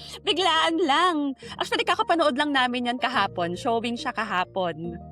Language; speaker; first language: Filipino; native; Filipino